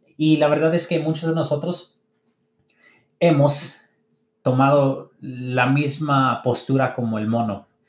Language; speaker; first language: Spanish; early bilingual, heritage; English